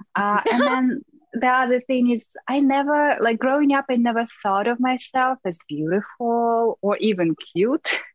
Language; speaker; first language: English; non-native, fluent; Russian